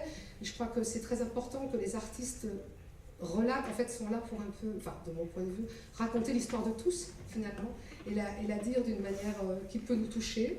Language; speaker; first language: French; native; French